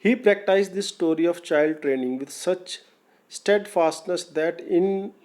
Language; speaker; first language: English; non-native, local second language; Punjabi